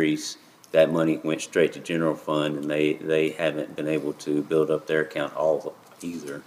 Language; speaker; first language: English; native; English